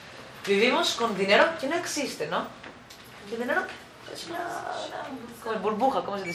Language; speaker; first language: Spanish; non-native, fluent; Greek